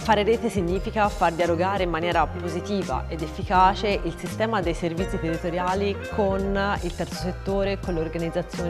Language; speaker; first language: Italian; native; Italian